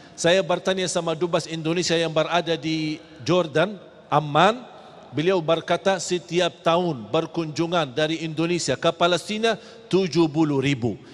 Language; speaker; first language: Malay; non-native, fluent; Arabic